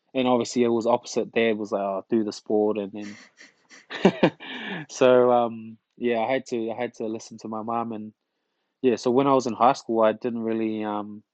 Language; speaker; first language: English; early bilingual, other home language; Tongan